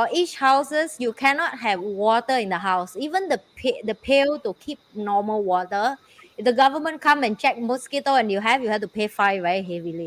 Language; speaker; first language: English; non-native, fluent; Vietnamese